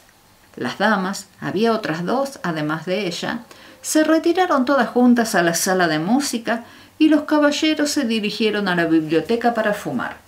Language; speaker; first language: Spanish; native; Spanish